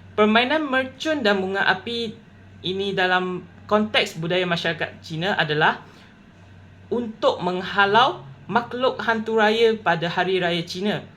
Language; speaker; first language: Malay; non-native, local second language; Chinese